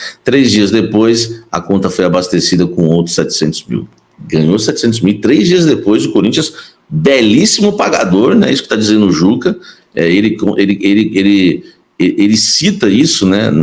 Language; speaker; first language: Portuguese; native; Portuguese